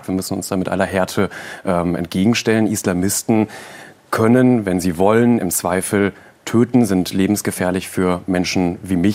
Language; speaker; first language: German; native; German